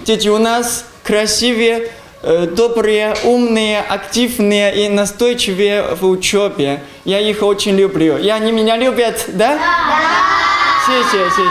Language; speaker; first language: Russian; non-native, learner; Chinese